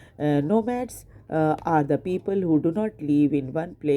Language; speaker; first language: English; non-native, local second language; Hindi